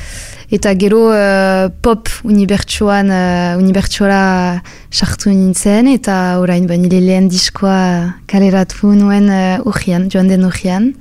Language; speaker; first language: Basque; non-native, local second language; French